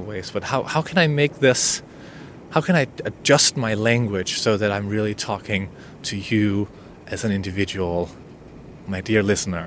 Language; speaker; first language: English; non-native, fluent; Danish